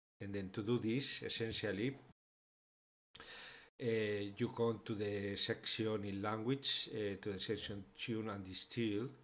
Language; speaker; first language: English; non-native, fluent; Spanish